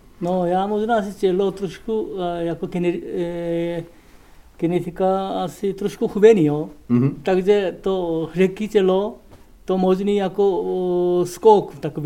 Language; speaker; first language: Czech; non-native, learner; Korean